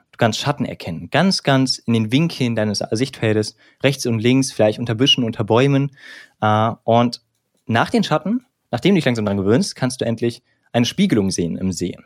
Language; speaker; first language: German; native; German